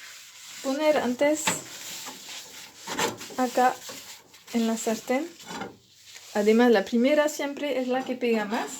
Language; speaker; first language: Spanish; non-native, fluent; French